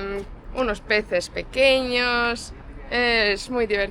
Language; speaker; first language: Spanish; non-native, fluent; Estonian